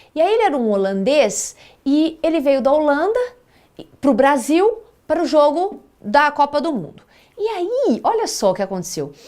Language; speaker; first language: Portuguese; native; Portuguese